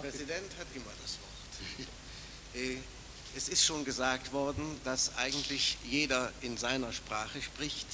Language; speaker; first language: German; non-native, fluent; Italian